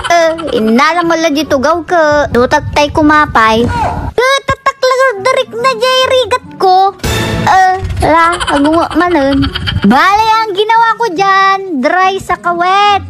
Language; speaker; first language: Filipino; non-native, local second language; Iloko